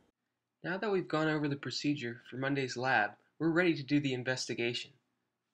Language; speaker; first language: English; native; English